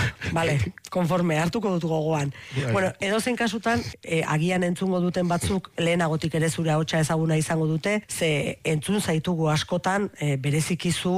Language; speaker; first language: Basque; native; Basque